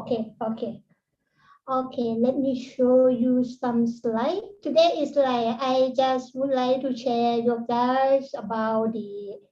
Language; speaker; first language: English; non-native, learner; Thai